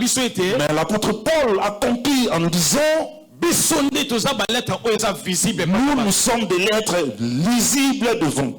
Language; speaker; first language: French; non-native, local second language; Lingala